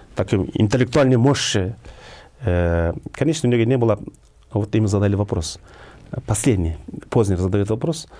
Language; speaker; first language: Russian; non-native, local second language; Kyrgyz